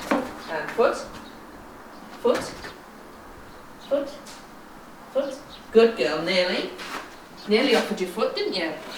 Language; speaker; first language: English; native; English